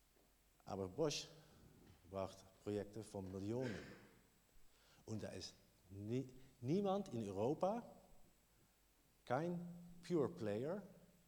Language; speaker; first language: German; non-native, learner; Dutch